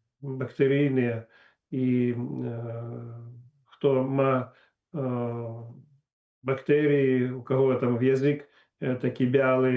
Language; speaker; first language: Polish; non-native, learner; Russian